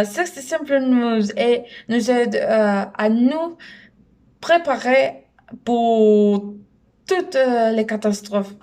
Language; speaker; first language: French; non-native, learner; Spanish